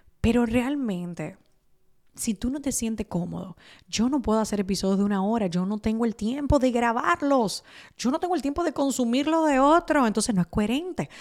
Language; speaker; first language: Spanish; early bilingual, other home language; Italian